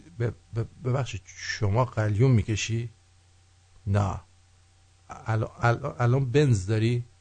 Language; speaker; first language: Persian; native; Persian